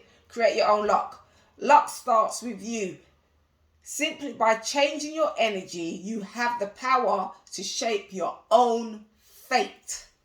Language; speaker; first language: English; native; English